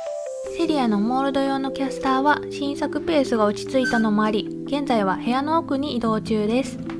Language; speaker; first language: Japanese; native; Japanese